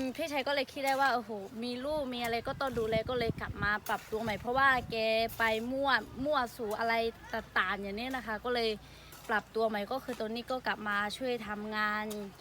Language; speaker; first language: Thai; non-native, local second language; Lahu